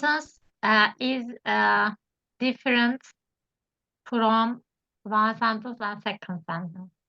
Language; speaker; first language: English; non-native, learner; Turkish